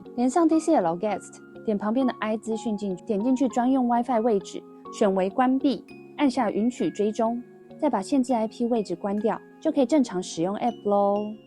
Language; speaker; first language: Chinese; native; Chinese